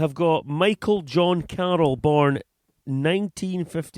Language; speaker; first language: English; native; English